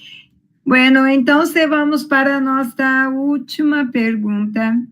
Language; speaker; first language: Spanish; non-native, learner; Portuguese